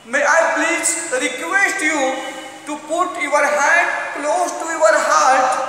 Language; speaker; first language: English; non-native, local second language; Marathi